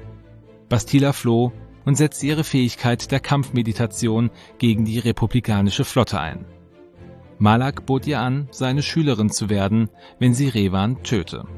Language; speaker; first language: German; native; German